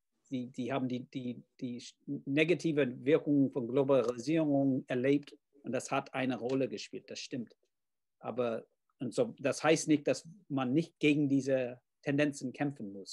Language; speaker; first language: German; non-native, fluent; English